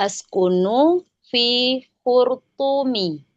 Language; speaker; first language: Arabic; non-native, learner; Indonesian